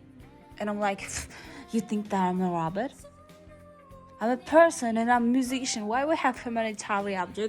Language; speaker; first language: English; non-native, learner; Kazakh